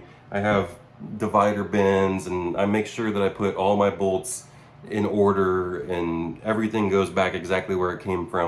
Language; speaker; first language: English; native; English